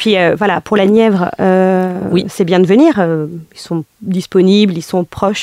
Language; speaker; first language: French; native; French